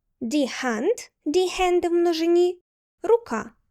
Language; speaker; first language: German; non-native, fluent; Ukrainian